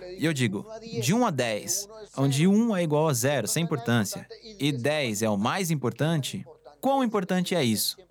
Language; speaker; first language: Portuguese; non-native, fluent; Spanish